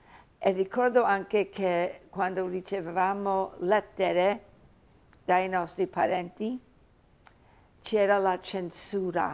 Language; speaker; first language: Italian; early bilingual, heritage; English